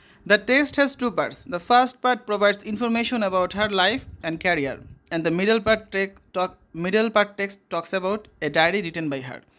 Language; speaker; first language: English; non-native, local second language; Bangla